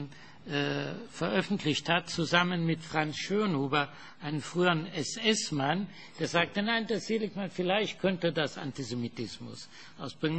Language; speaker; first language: German; non-native, fluent; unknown